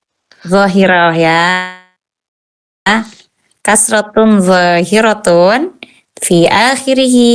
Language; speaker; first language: Arabic; non-native, fluent; Indonesian